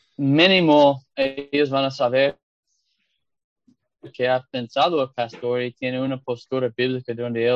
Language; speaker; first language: Spanish; non-native, fluent; English